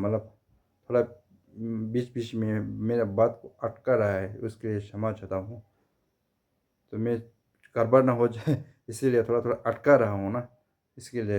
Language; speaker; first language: Hindi; non-native, fluent; Tibetan